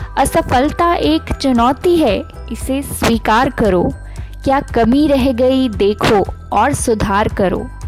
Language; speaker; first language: Hindi; native; Hindi